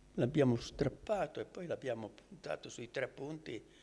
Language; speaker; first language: Italian; native; Italian